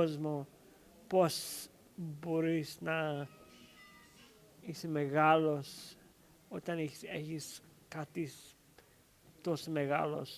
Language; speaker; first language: Greek; early bilingual, heritage; English